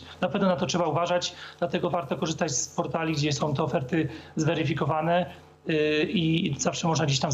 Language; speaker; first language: Polish; native; Polish